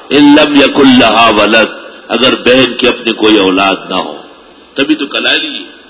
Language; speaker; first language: Urdu; non-native, local second language; Pashto